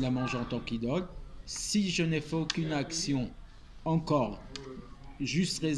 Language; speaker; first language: French; native; French